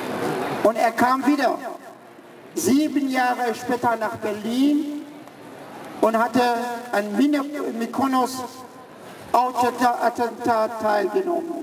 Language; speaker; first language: German; early bilingual, other home language; Persian